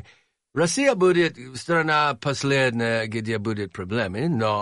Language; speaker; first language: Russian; non-native, learner; English